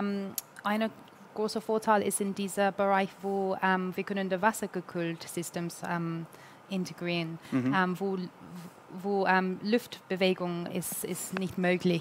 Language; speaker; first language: German; non-native, learner; English